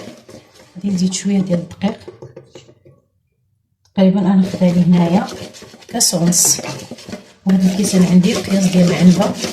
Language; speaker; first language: Arabic; native; Arabic